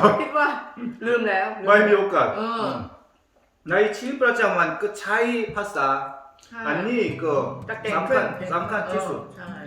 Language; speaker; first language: Thai; non-native, learner; Korean